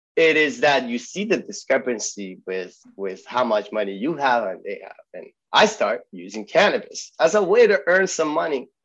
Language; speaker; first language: English; early bilingual, other home language; Persian